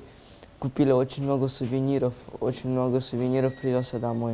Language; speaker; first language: Russian; non-native, local second language; Bashkir